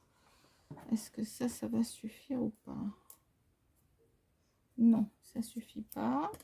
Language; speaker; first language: French; native; French